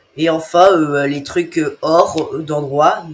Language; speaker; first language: French; native; French